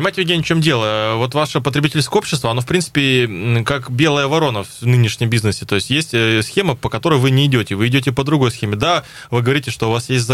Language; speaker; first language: Russian; native; Russian